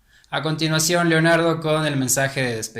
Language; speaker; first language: Spanish; native; Spanish